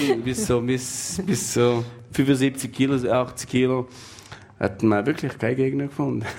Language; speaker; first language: German; non-native, fluent; Albanian